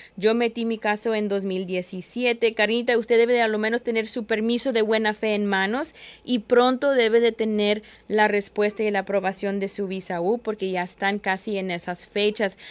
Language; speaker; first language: Spanish; early bilingual, heritage; Spanish